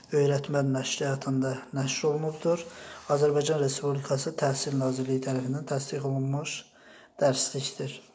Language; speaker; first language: Azerbaijani; non-native, local second language; Talysh